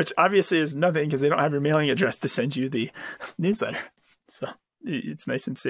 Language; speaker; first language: English; native; English